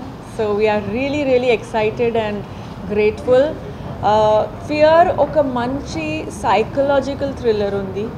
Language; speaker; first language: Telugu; non-native, fluent; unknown